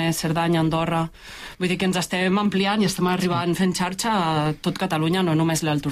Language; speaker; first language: Catalan; native; Catalan